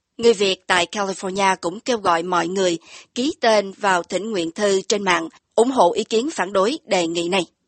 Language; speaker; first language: Vietnamese; native; Vietnamese